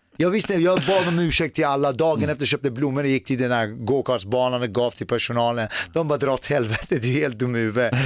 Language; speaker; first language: Swedish; early bilingual, other home language; Persian